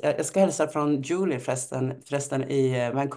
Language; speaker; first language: Swedish; native; Swedish